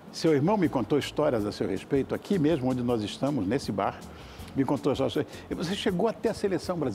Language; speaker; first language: Portuguese; native; Portuguese